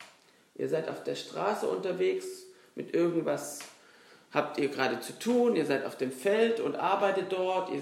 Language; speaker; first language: German; native; German